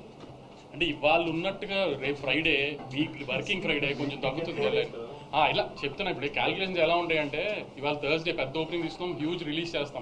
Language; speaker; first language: Telugu; native; Telugu